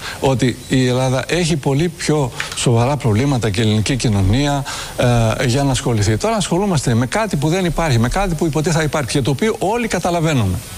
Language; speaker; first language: Greek; native; Greek